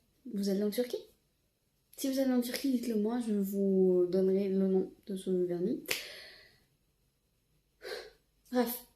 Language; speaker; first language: French; non-native, local second language; Arabic